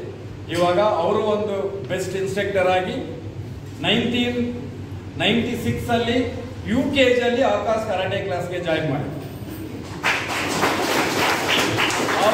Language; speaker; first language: Kannada; non-native, local second language; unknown